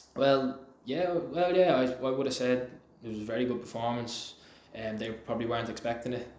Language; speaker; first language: English; native; English